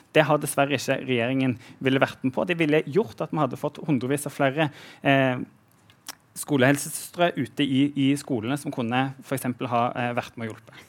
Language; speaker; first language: Norwegian; native; Norwegian